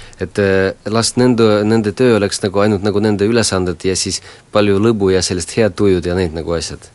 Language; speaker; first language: Estonian; non-native, local second language; Russian